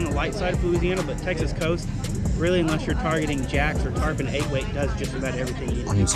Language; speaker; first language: English; native; English